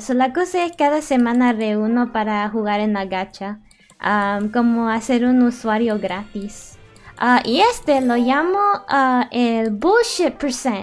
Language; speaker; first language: Spanish; early bilingual, heritage; Spanish